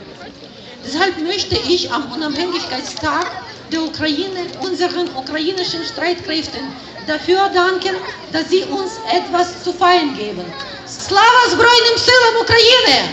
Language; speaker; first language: German; non-native, fluent; Ukrainian